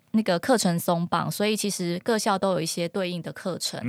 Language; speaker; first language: Chinese; non-native, local second language; Min Nan Chinese